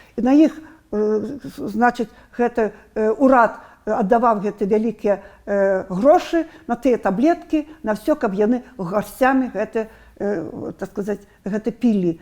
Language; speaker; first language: Belarusian; non-native, local second language; Russian